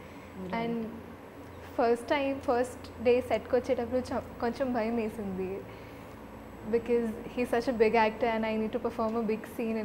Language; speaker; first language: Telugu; non-native, learner; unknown